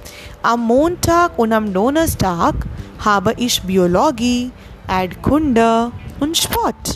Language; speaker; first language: German; non-native, fluent; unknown